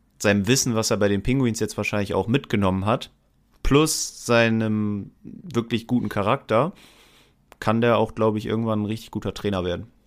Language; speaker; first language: German; native; German